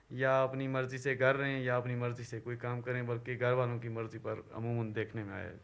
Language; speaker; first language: Urdu; non-native, local second language; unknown